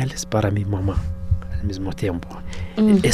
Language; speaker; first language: Spanish; non-native, fluent; Arabic